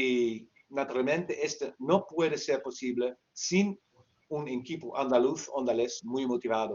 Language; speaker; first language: Spanish; non-native, learner; Dutch